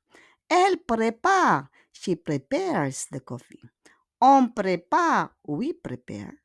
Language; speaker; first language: French; non-native, fluent; Filipino